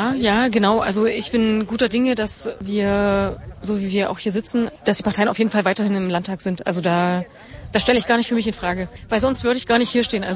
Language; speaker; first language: German; native; German